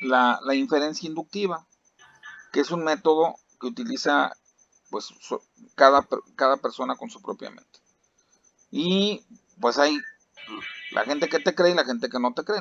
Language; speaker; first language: Spanish; native; Spanish